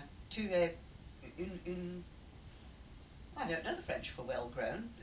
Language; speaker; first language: English; native; English